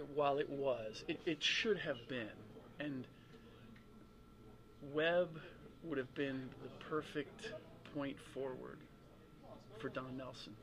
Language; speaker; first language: English; early bilingual, other home language; German